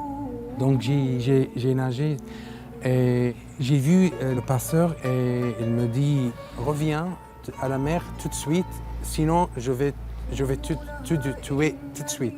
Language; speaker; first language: French; non-native, learner; Arabic